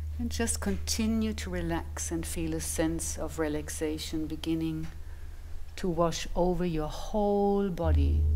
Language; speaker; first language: English; non-native, fluent; German